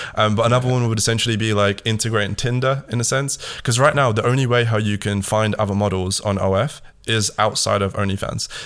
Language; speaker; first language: English; early bilingual, other home language; Latvian